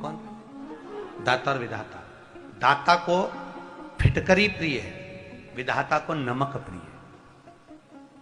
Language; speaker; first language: Hindi; native; Hindi